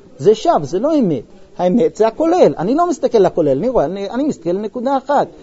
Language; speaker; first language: Hebrew; non-native, fluent; English